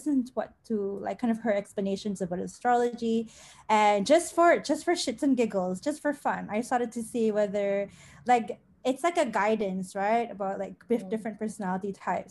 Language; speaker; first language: English; non-native, local second language; Malay